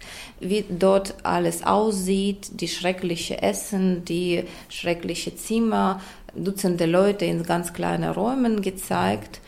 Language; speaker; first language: German; non-native, fluent; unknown